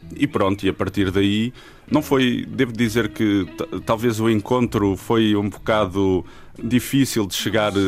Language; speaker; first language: Portuguese; native; Portuguese